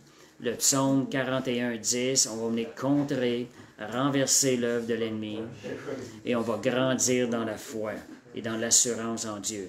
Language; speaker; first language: French; native; French